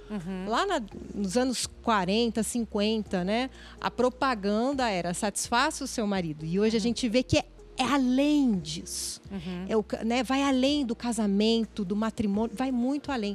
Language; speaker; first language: Portuguese; native; Portuguese